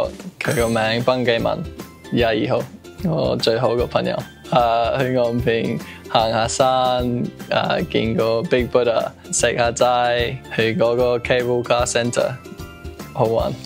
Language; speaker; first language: Cantonese; early bilingual, heritage; English